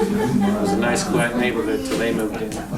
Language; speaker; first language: English; native; English